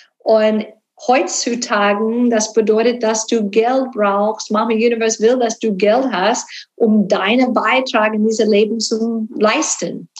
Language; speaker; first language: German; non-native, learner; English